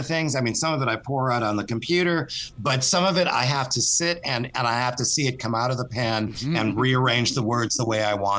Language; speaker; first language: English; native; English